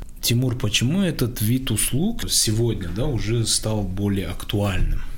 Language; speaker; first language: Russian; non-native, local second language; Tajik